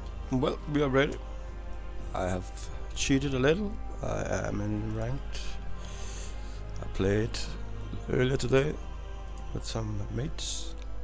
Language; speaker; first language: English; non-native, fluent; Danish